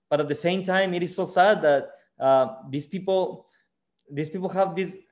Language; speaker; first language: English; non-native, fluent; Spanish